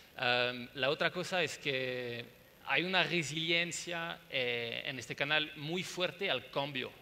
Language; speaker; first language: Spanish; non-native, fluent; French